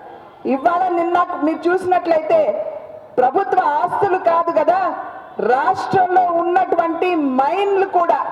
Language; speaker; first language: Telugu; native; Telugu